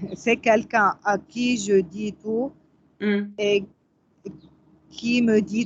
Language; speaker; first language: French; non-native, learner; Arabic